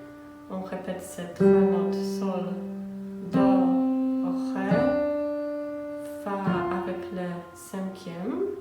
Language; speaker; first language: French; non-native, fluent; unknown